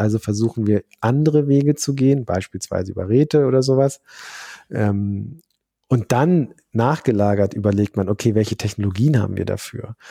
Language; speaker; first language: German; native; German